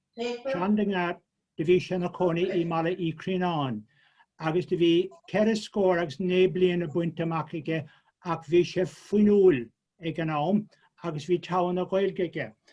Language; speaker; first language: Irish; native; Irish